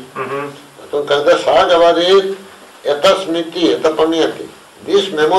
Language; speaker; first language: Russian; non-native, learner; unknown